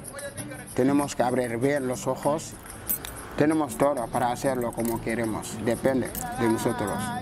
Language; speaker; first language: Spanish; non-native, local second language; Wolof